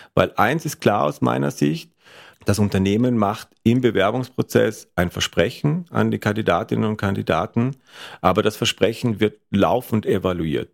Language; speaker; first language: German; native; German